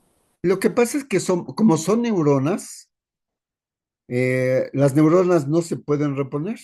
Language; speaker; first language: Spanish; native; Spanish